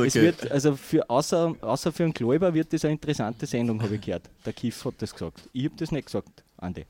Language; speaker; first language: German; native; German